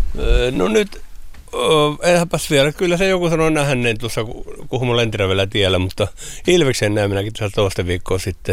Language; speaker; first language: Finnish; native; Finnish